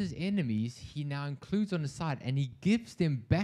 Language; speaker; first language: English; native; English